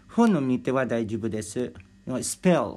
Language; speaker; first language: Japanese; non-native, learner; Filipino